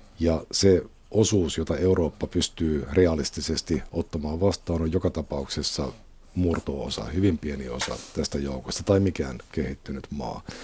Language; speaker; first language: Finnish; native; Finnish